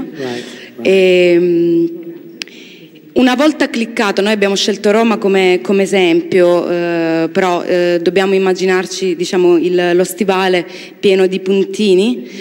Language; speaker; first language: Italian; native; Italian